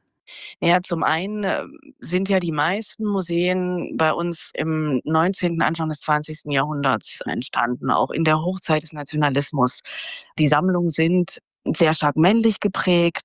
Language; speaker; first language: German; native; German